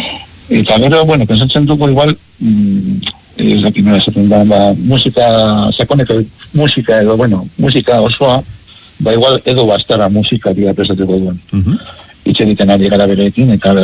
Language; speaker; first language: Basque; non-native, local second language; Spanish